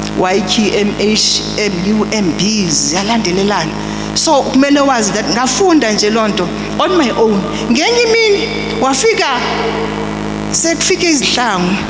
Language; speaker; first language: Zulu; non-native, local second language; Xhosa